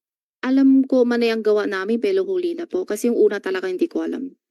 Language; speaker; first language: Filipino; non-native, learner; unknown